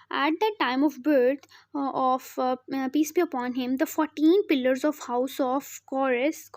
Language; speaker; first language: English; non-native, local second language; Urdu